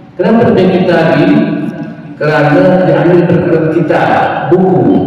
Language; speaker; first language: Malay; native; Malay